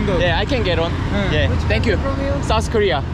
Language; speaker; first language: English; non-native, learner; Korean